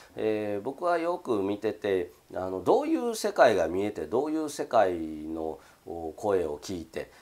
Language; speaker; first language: Japanese; native; Japanese